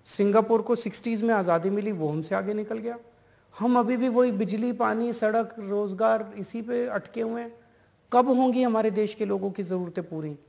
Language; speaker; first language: Hindi; native; Hindi